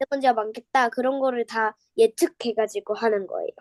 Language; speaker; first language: Korean; native; Korean